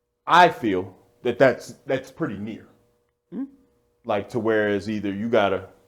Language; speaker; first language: English; native; English